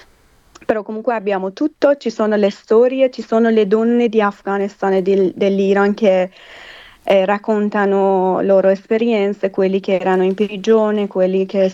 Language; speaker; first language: Italian; non-native, fluent; Persian